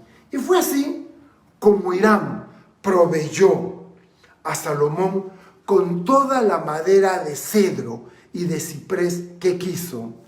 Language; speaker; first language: Spanish; native; Spanish